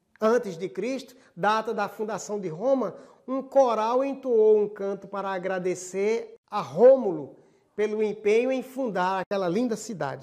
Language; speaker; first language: Portuguese; native; Portuguese